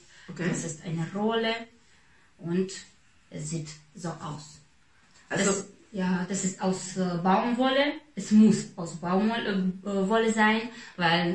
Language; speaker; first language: German; non-native, fluent; Russian